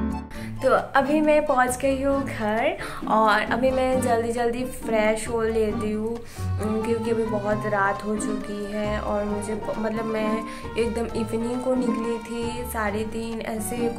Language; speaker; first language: Hindi; non-native, local second language; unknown